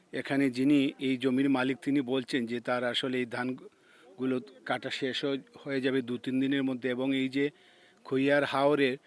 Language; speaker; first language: Bangla; native; Bangla